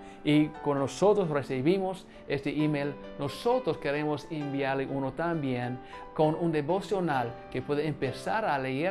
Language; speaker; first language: Spanish; non-native, fluent; English